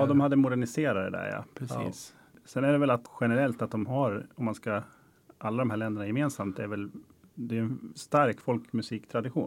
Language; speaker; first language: Swedish; native; Swedish